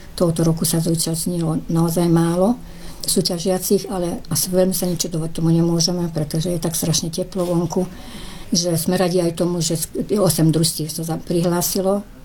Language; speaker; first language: Slovak; early bilingual, heritage; Slovak